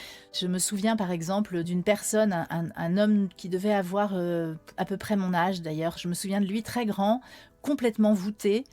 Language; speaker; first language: French; native; French